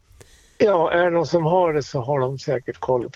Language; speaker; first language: Swedish; native; Swedish